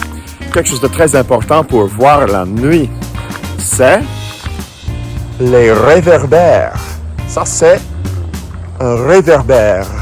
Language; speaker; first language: French; non-native, fluent; English